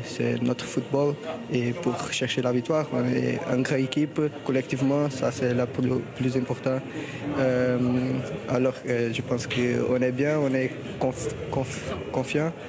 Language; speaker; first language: French; non-native, learner; Portuguese